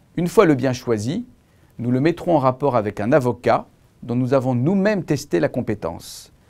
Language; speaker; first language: French; native; French